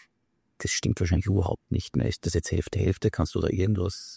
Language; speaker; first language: German; native; German